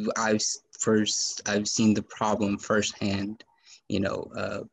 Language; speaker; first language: English; native; English